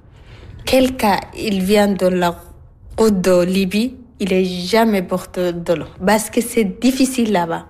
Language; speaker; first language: French; non-native, learner; Arabic